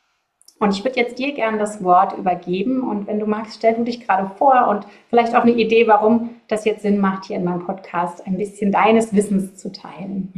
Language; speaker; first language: German; native; German